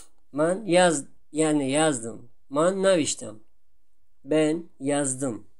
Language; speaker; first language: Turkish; non-native, fluent; Tajik